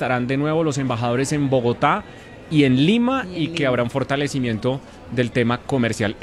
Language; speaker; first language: Spanish; native; Spanish